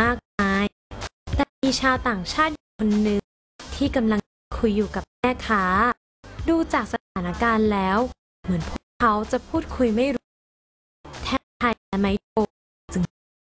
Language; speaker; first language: Thai; native; Thai